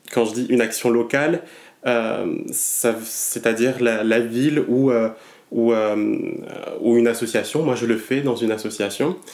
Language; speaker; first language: French; non-native, local second language; Malagasy